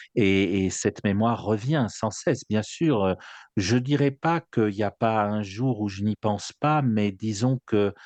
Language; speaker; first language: French; native; French